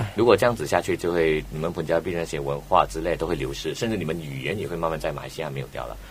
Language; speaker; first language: Chinese; native; Chinese